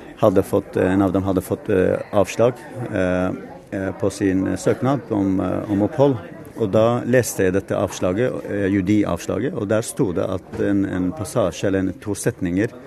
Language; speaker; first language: Norwegian; non-native, fluent; Kurdish